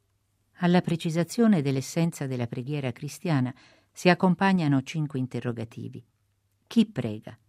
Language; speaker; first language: Italian; native; Italian